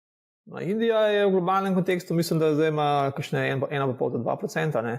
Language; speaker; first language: Slovenian; native; Slovenian